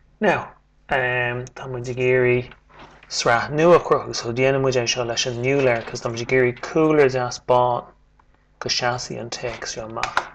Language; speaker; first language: Irish; native; Irish